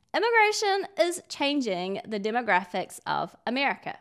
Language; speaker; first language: English; native; English